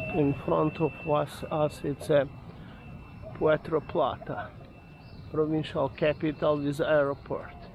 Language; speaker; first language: English; non-native, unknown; Ukrainian